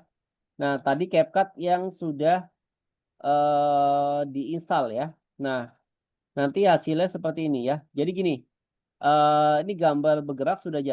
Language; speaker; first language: Indonesian; native; Indonesian